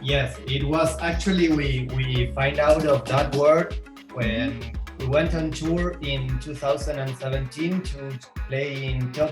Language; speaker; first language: English; non-native, fluent; Spanish